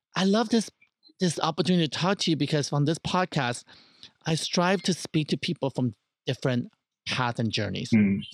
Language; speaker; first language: English; early bilingual, other home language; Chinese